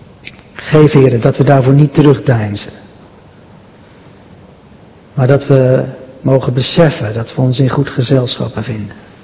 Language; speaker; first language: Dutch; native; Dutch